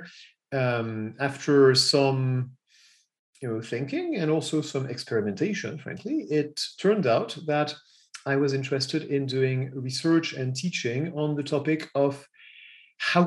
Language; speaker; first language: English; non-native, fluent; French